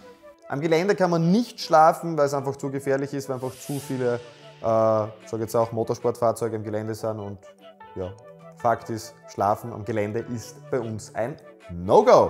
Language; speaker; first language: German; native; German